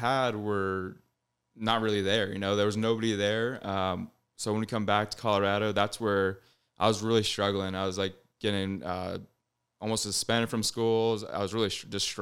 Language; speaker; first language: English; native; English